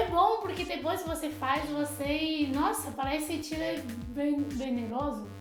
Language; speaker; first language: Portuguese; non-native, fluent; Chinese